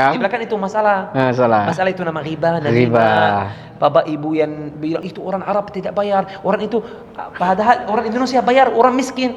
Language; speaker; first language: Indonesian; non-native, learner; Arabic